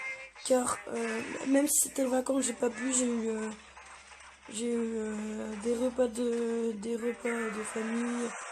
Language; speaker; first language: French; native; French